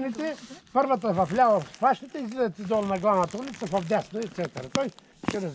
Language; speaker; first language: Bulgarian; native; Bulgarian